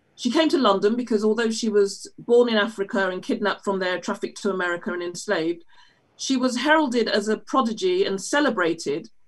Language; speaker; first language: English; native; English